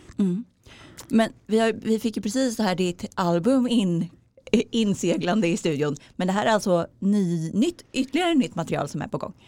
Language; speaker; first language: Swedish; native; Swedish